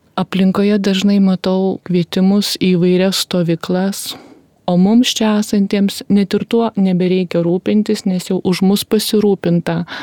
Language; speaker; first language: Lithuanian; native; Lithuanian